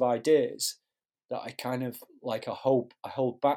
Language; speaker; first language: English; native; English